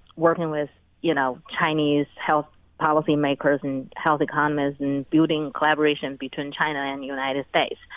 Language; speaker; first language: English; non-native, fluent; Chinese